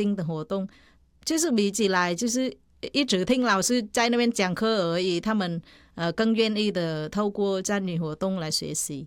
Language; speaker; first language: Chinese; non-native, fluent; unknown